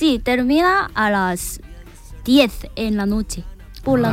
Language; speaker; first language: Spanish; non-native, learner; Korean